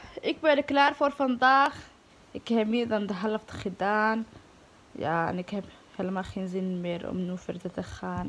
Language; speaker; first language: Dutch; non-native, learner; Somali